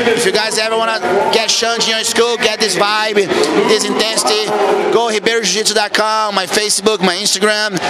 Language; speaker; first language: English; non-native, fluent; Portuguese